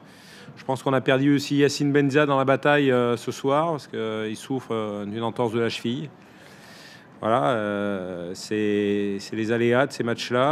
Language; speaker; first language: French; native; French